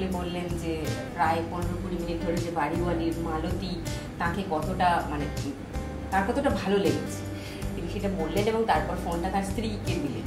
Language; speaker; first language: Bangla; native; Bangla